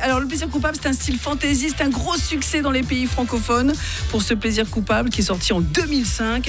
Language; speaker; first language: French; native; French